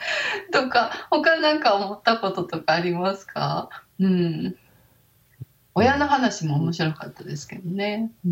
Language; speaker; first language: Japanese; native; Japanese